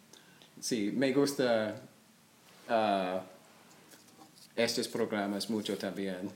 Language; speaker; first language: Spanish; non-native, learner; English